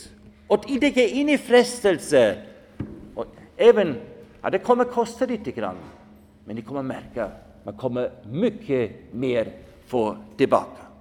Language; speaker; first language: Swedish; non-native, fluent; German